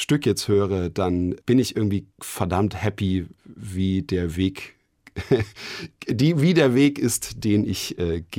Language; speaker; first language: German; native; German